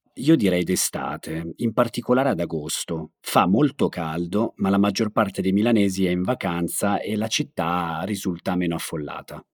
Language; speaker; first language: Italian; native; Italian